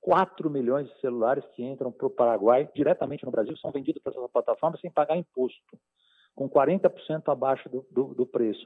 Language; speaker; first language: Portuguese; native; Portuguese